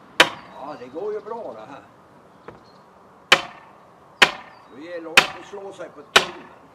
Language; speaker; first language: Swedish; native; Swedish